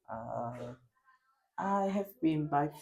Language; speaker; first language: English; non-native, learner; Vietnamese